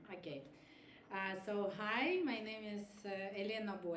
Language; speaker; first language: English; non-native, learner; Russian